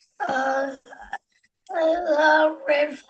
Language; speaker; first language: English; non-native, learner; Vietnamese